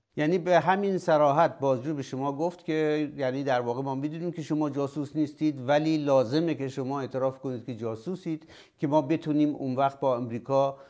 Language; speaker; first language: Persian; native; Persian